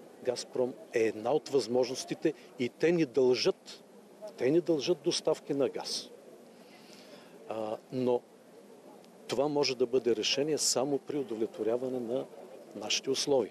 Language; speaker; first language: Bulgarian; native; Bulgarian